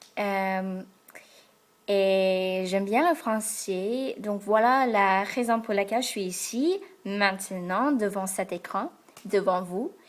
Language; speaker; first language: French; non-native, fluent; English